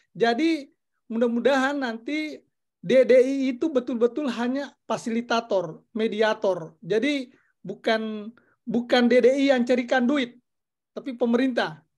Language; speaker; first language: Indonesian; non-native, local second language; Buginese